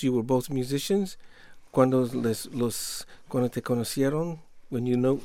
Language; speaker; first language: English; native; English